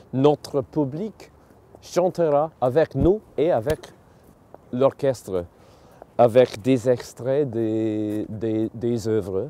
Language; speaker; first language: French; non-native, fluent; English